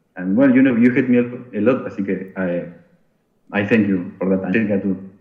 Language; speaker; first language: English; non-native, learner; Spanish